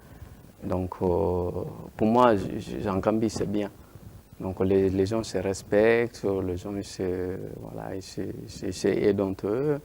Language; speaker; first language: French; non-native, learner; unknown